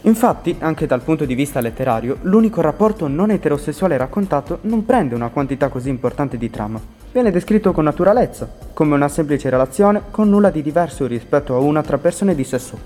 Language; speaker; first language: Italian; native; Italian